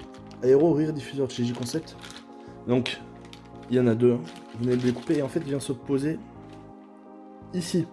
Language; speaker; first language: French; native; French